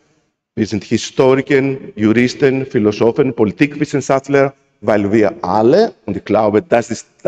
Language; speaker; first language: German; non-native, fluent; Greek